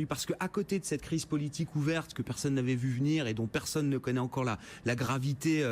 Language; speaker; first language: French; native; French